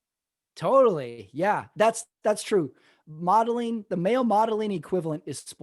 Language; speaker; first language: English; native; English